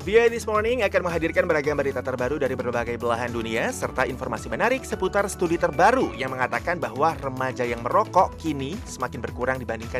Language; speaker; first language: Indonesian; native; Indonesian